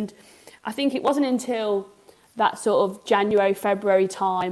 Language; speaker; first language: English; native; English